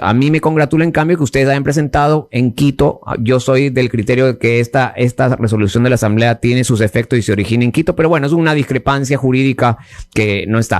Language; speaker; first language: Spanish; native; Spanish